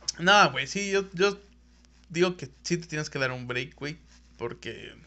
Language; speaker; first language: Spanish; native; Spanish